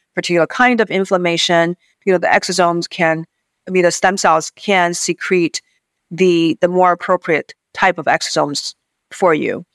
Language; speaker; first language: English; non-native, fluent; Chinese